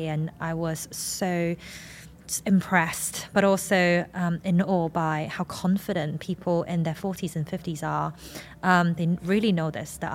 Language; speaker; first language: English; non-native, local second language; Cantonese